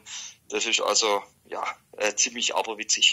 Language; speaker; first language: German; native; German